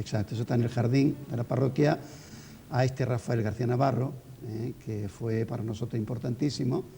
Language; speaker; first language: Spanish; native; Spanish